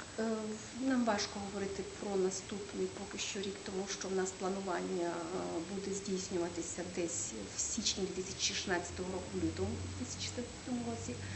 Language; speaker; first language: Ukrainian; native; Ukrainian